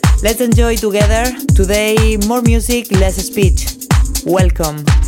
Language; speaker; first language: English; non-native, fluent; Spanish